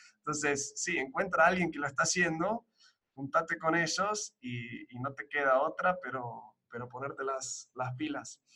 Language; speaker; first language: Spanish; early bilingual, other home language; English